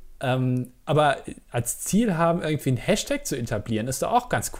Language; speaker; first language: German; native; German